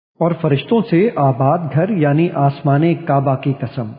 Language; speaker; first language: Urdu; native; Urdu